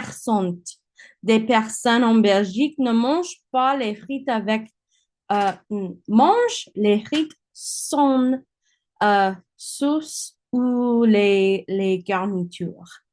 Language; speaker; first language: French; non-native, learner; English